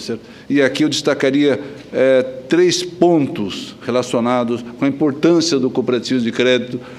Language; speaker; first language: Portuguese; native; Portuguese